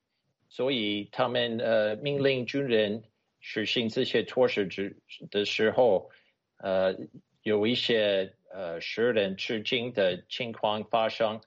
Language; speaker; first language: Chinese; non-native, fluent; English